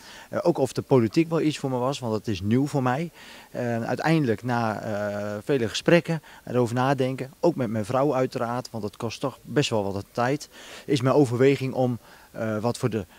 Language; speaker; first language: Dutch; native; Dutch